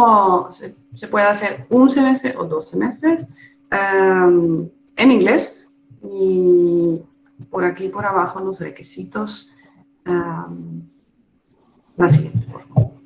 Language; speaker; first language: Spanish; non-native, fluent; Dutch